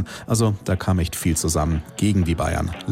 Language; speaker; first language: German; native; German